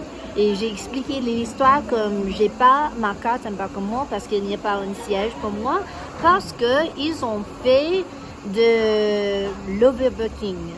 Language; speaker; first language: French; non-native, learner; English